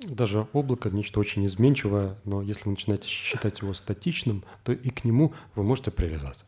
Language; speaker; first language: Russian; native; Russian